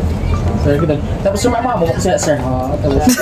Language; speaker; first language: Filipino; non-native, local second language; Hiligaynon